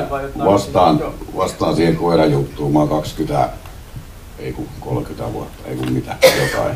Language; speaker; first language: Finnish; native; Finnish